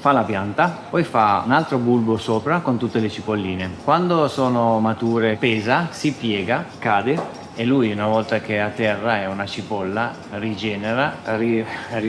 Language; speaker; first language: Italian; native; Italian